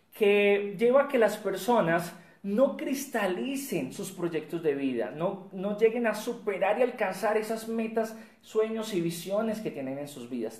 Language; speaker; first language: Spanish; native; Spanish